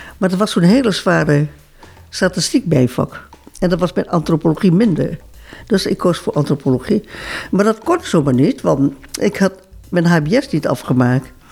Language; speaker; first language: Dutch; early bilingual, other home language; Malay